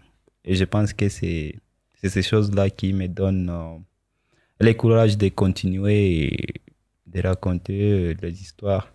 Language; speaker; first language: French; non-native, local second language; Swahili